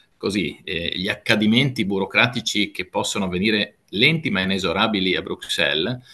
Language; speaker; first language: Italian; native; Italian